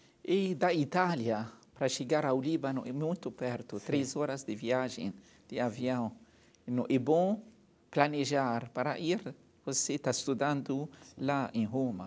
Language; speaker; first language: Portuguese; non-native, fluent; Arabic